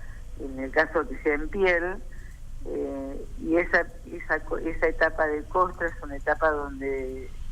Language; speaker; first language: Spanish; native; Spanish